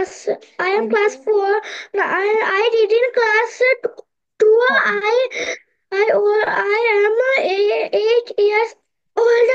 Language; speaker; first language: English; non-native, learner; Bangla